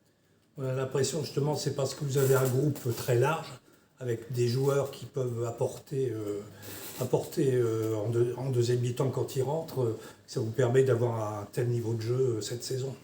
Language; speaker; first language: French; native; French